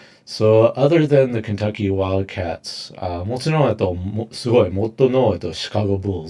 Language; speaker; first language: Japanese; non-native, fluent; English